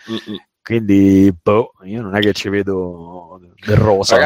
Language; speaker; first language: Italian; native; Italian